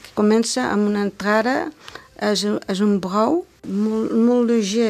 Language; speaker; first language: Catalan; non-native, learner; Dutch